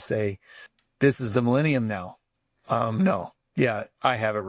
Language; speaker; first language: English; native; English